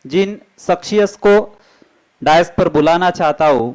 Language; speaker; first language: Hindi; non-native, local second language; Marathi